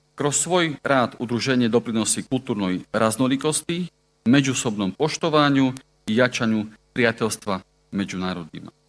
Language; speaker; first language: Bosnian; non-native, fluent; Slovak